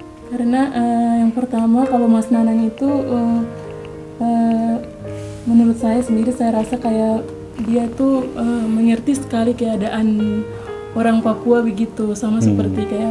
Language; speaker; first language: Indonesian; native; Indonesian